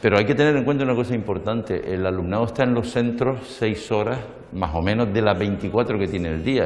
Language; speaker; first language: Spanish; native; Spanish